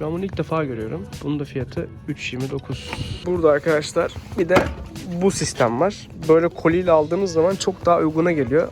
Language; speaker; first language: Turkish; native; Turkish